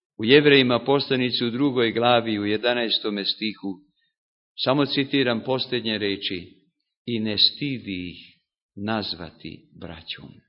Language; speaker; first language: Serbian; non-native, local second language; Hungarian